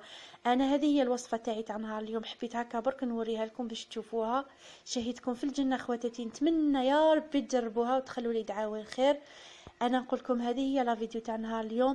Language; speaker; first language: Arabic; native; Arabic